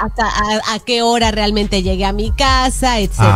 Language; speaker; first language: Spanish; native; Spanish